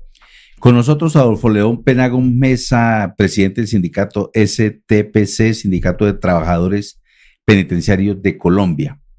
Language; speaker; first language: Spanish; native; Spanish